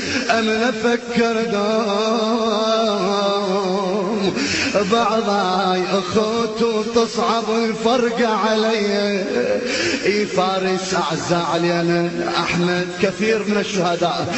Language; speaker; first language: Arabic; native; Arabic